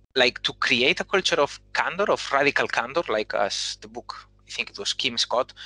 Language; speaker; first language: English; non-native, fluent; Spanish